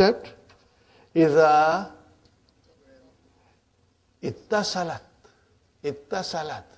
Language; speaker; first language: Arabic; non-native, fluent; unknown